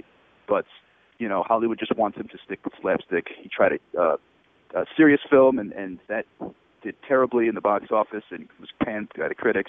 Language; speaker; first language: English; native; English